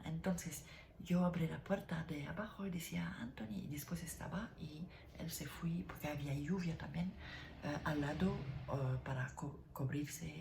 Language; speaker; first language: Spanish; non-native, learner; French